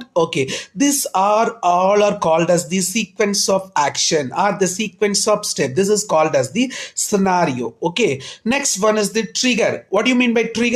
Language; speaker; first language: English; non-native, local second language; Tamil